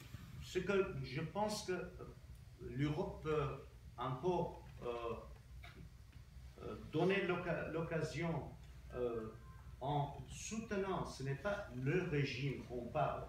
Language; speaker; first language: French; non-native, local second language; Armenian